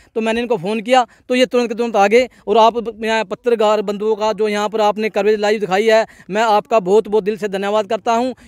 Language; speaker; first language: Hindi; native; Hindi